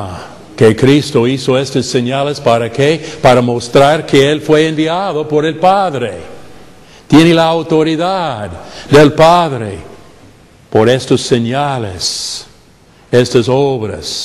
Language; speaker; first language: Spanish; non-native, fluent; English